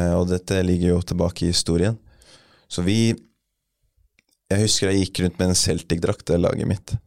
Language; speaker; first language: Norwegian; early bilingual, other home language; English